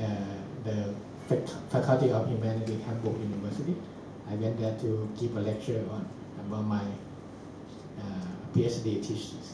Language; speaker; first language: English; non-native, fluent; Thai